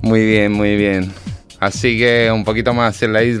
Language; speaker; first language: Spanish; non-native, fluent; Italian